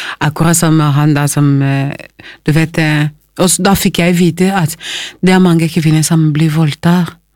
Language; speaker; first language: Norwegian; non-native, fluent; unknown